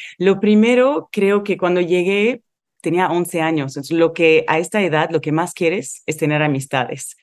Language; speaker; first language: Spanish; non-native, fluent; Arabic